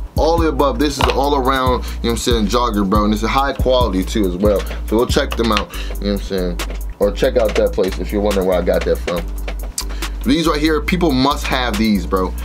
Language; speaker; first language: English; native; English